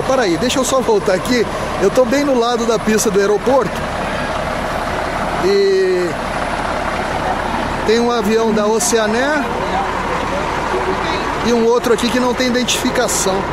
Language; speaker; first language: Portuguese; native; Portuguese